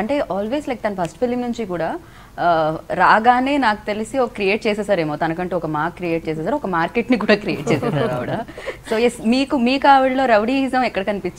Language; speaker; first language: Telugu; native; Telugu